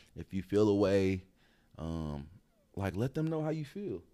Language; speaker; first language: English; native; English